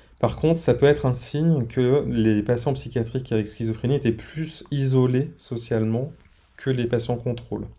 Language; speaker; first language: French; native; French